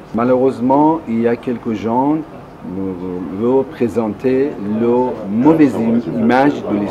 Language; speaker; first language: French; non-native, learner; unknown